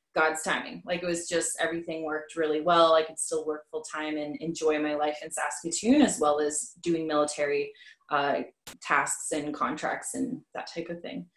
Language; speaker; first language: English; native; English